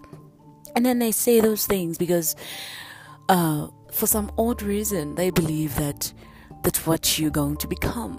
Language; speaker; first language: English; non-native, local second language; Zulu